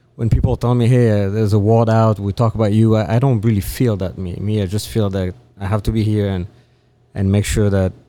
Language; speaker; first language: English; non-native, fluent; French